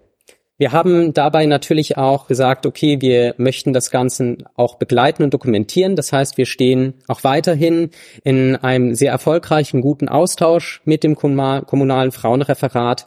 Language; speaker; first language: German; native; German